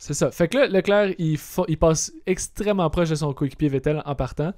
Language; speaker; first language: French; native; French